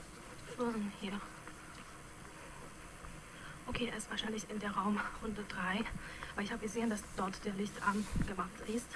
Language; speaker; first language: German; non-native, fluent; Chinese